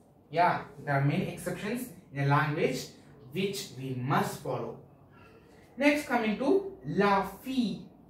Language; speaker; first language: English; non-native, local second language; Tamil